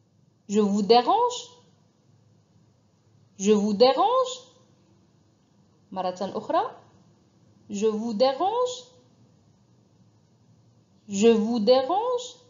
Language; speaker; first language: French; non-native, fluent; Arabic